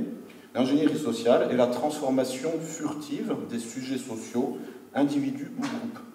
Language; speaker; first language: French; native; French